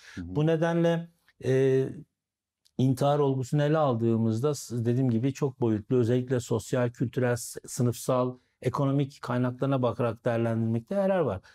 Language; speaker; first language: Turkish; native; Turkish